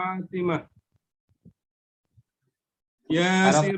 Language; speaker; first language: Arabic; non-native, learner; Indonesian